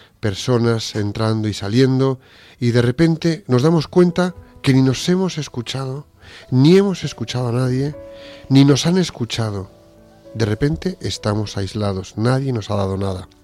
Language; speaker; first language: Spanish; native; Spanish